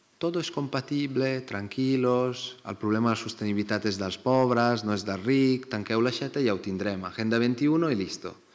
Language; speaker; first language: Catalan; non-native, fluent; Italian